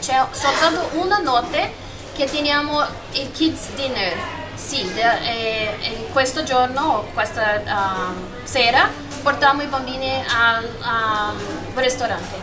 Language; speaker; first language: Italian; non-native, learner; Spanish